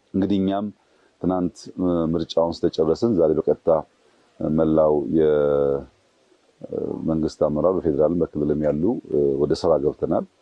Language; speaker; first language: Amharic; non-native, local second language; Oromo